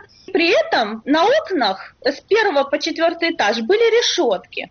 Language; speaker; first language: Russian; native; Russian